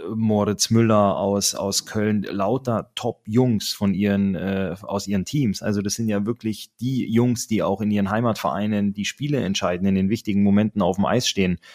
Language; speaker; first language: German; non-native, fluent; Finnish